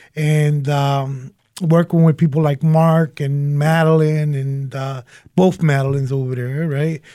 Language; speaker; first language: English; early bilingual, other home language; Spanish